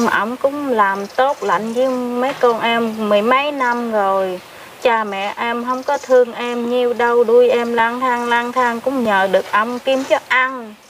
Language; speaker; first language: Vietnamese; non-native, local second language; Khmer